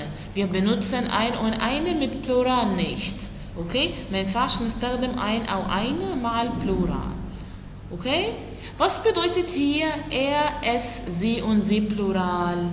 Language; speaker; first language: German; non-native, fluent; Arabic